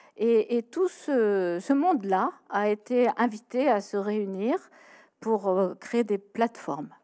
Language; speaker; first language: French; native; French